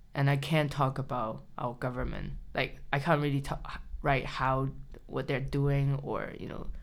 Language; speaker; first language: English; non-native, learner; Chinese